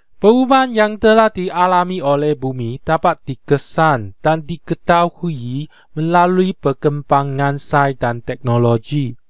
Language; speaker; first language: Malay; non-native, local second language; Chinese